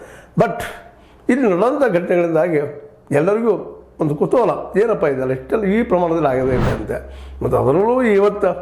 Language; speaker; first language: Kannada; native; Kannada